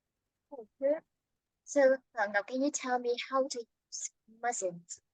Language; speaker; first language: English; non-native, fluent; Vietnamese